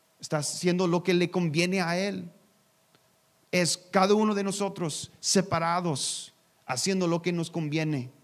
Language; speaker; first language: Spanish; non-native, learner; English